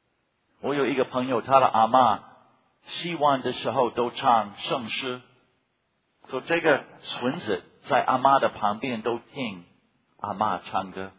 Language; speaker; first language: Chinese; non-native, fluent; English